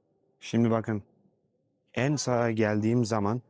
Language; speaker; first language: Turkish; native; Turkish